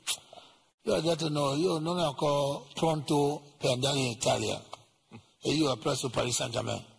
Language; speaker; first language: Italian; non-native, learner; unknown